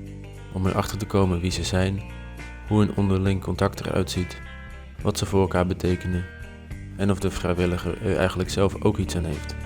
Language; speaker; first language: Dutch; native; Dutch